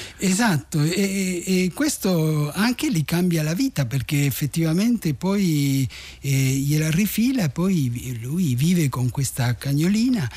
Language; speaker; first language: Italian; non-native, fluent; Spanish